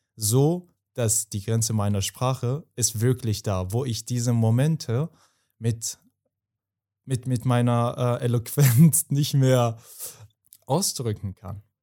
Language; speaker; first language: German; non-native, fluent; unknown